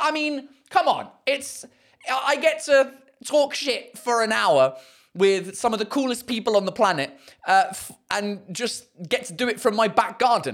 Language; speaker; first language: English; native; English